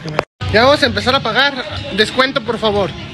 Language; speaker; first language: Spanish; native; Spanish